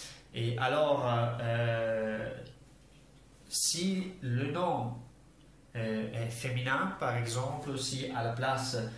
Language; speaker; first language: French; non-native, fluent; Italian